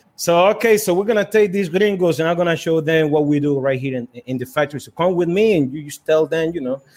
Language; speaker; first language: English; non-native, fluent; Spanish